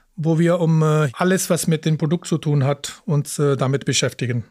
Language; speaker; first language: German; early bilingual, other home language; Punjabi